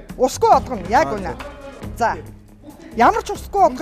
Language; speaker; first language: Mongolian; native; Mongolian